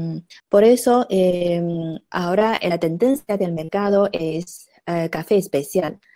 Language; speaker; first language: Spanish; non-native, fluent; Chinese